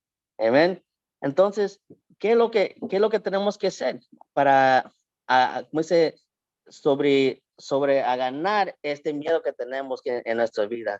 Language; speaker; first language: Spanish; early bilingual, heritage; Spanish